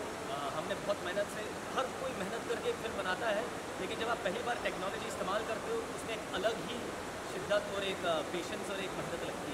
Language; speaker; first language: Hindi; native; Hindi